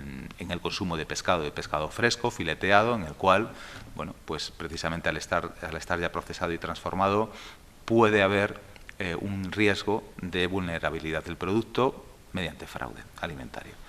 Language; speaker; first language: Spanish; native; Spanish